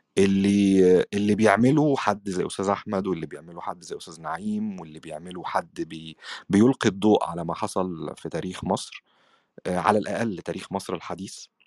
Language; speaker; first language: Arabic; native; Arabic